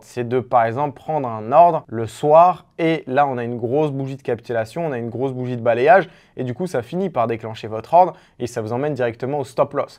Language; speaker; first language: French; native; French